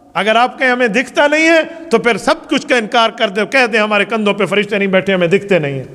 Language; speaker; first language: Urdu; non-native, local second language; Saraiki